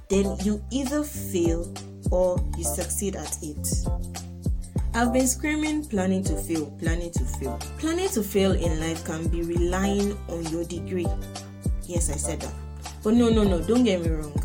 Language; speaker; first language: English; non-native, local second language; Yoruba